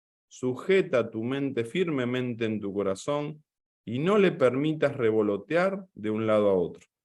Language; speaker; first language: Spanish; native; Spanish